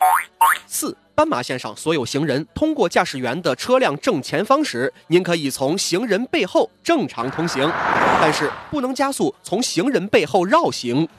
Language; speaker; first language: Chinese; native; Chinese